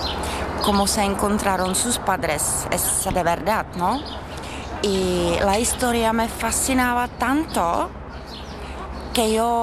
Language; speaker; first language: Spanish; non-native, fluent; Czech